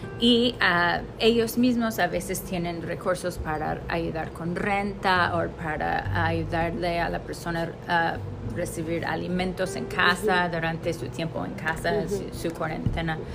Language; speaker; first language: Spanish; non-native, fluent; English